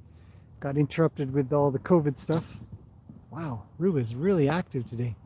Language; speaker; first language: English; native; English